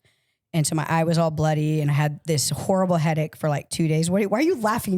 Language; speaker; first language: English; native; English